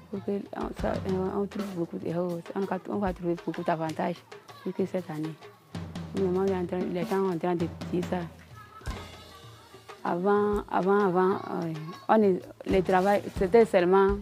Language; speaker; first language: French; non-native, local second language; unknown